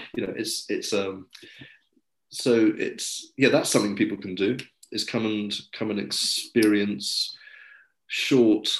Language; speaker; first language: English; native; English